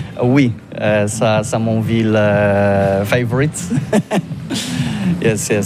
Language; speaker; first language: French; non-native, learner; Polish